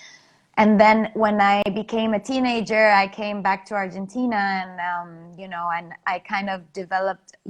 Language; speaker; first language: English; non-native, fluent; Spanish